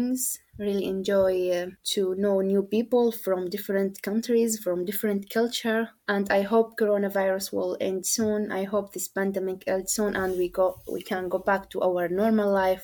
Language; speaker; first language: English; non-native, learner; Arabic